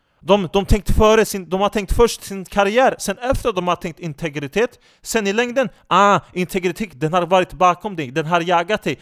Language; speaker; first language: Swedish; non-native, fluent; Turkish